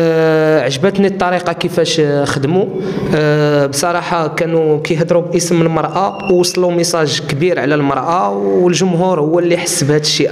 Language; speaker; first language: Arabic; native; Arabic